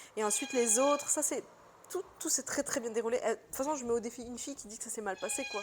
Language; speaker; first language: French; early bilingual, other home language; Portuguese